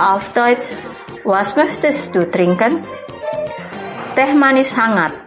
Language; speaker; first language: German; non-native, fluent; Indonesian